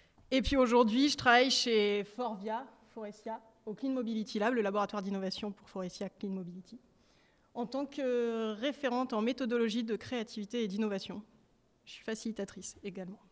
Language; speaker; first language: French; native; French